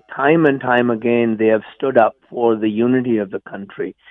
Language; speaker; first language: English; non-native, local second language; Punjabi